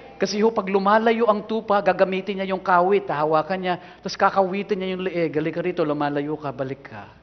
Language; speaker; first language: Filipino; non-native, local second language; Cebuano